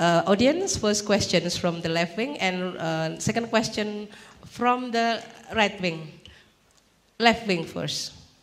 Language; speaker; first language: English; non-native, fluent; Indonesian